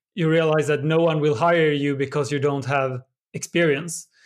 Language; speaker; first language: English; non-native, fluent; Swedish